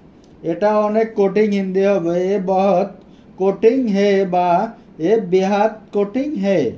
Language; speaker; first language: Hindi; non-native, fluent; Bangla